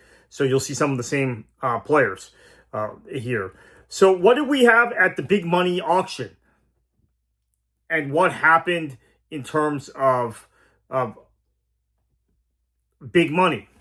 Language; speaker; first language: English; native; English